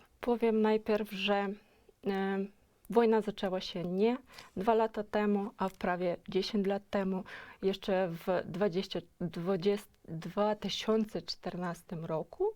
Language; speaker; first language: Polish; non-native, fluent; Ukrainian